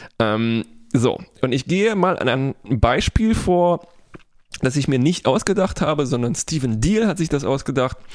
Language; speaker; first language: German; non-native, fluent; Polish